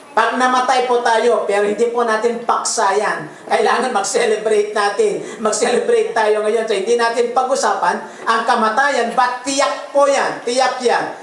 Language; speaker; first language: Filipino; non-native, local second language; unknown